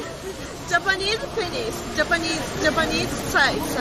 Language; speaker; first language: English; non-native, learner; Japanese